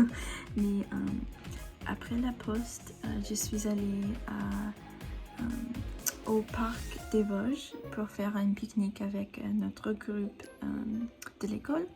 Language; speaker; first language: French; non-native, learner; English